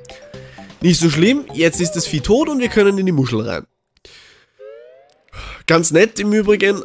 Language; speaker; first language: German; native; German